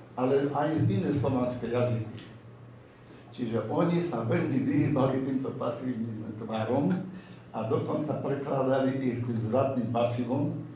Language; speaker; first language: Slovak; native; Slovak